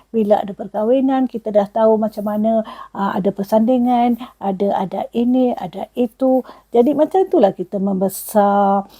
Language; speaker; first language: Malay; non-native, local second language; Tamil